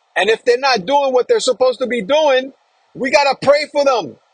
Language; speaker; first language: English; native; English